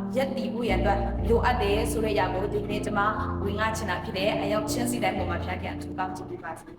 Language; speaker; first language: Burmese; non-native, local second language; Kachin